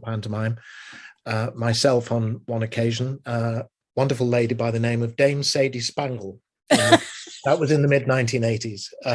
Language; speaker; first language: English; native; English